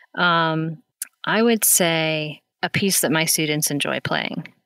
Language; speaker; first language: English; native; English